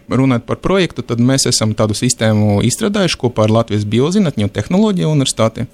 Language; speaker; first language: Latvian; non-native, local second language; Russian